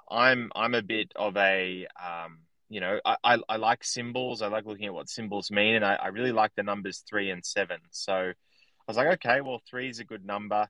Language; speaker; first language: English; native; English